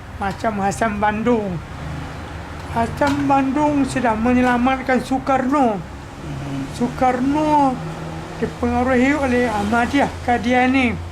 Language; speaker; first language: Malay; native; Malay